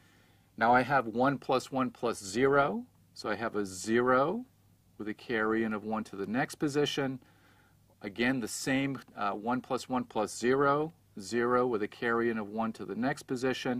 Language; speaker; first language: English; native; English